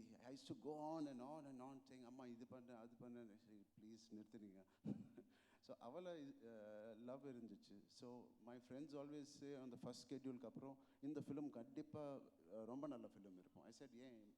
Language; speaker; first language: Tamil; non-native, local second language; Telugu